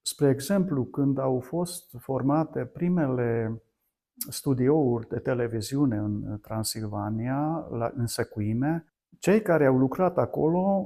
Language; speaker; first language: Romanian; non-native, local second language; Hungarian